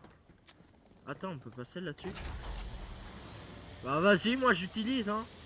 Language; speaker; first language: French; native; French